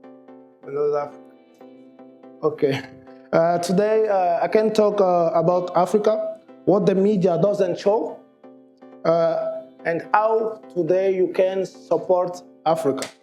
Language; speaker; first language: English; non-native, learner; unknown